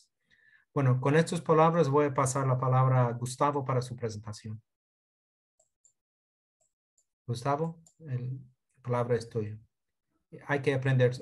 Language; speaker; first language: Spanish; non-native, fluent; English